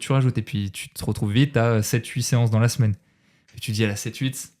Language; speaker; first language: French; native; French